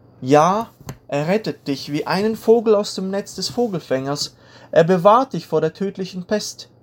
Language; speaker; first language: German; native; German